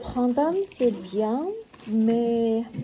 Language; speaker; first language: French; non-native, learner; Vietnamese